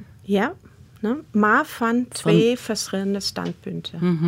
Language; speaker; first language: Dutch; non-native, fluent; German